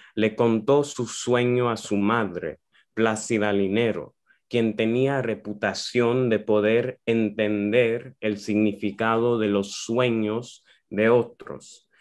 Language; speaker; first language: Spanish; early bilingual, heritage; Spanish